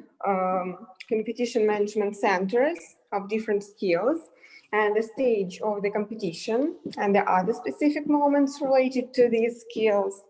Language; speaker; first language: English; non-native, fluent; Russian